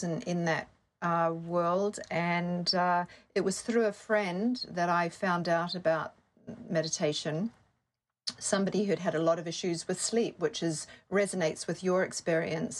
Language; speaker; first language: English; native; English